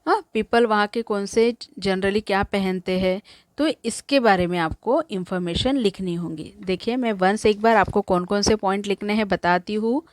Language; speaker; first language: Hindi; non-native, local second language; Marathi